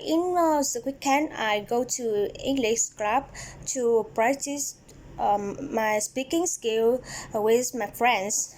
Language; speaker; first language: English; non-native, learner; Vietnamese